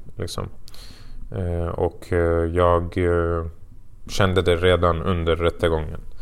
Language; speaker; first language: Swedish; early bilingual, other home language; Persian